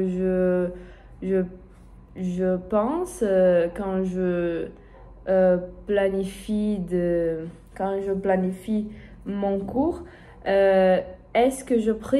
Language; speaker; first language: French; non-native, learner; Portuguese